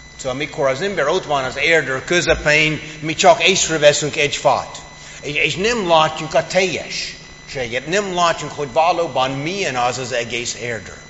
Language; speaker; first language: Hungarian; non-native, fluent; English